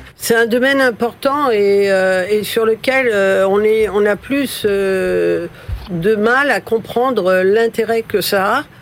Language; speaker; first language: French; early bilingual, other home language; Spanish